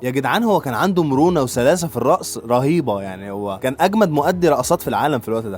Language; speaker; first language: Arabic; native; Arabic